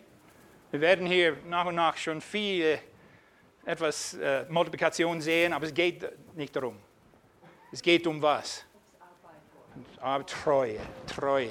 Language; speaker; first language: German; non-native, fluent; English